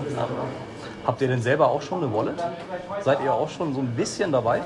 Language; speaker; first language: German; native; German